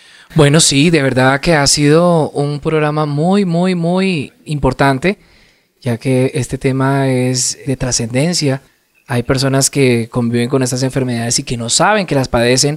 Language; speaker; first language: Spanish; native; Spanish